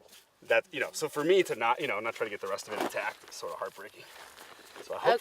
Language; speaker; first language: English; native; English